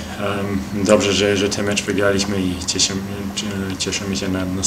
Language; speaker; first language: Polish; early bilingual, heritage; Polish